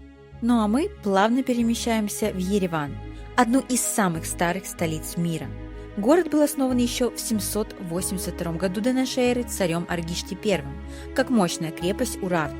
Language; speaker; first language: Russian; native; Russian